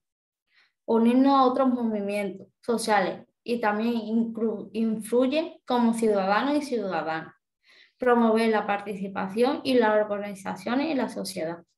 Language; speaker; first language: Spanish; native; Spanish